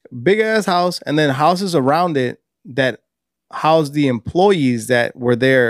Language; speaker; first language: English; early bilingual, other home language; Spanish